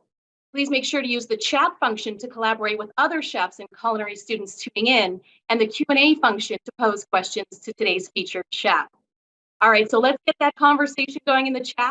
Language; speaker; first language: English; native; English